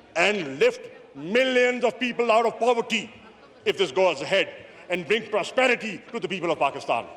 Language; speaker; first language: English; non-native, local second language; Urdu